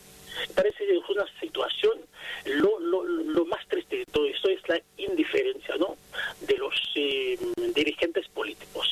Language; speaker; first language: Spanish; non-native, fluent; Haitian Creole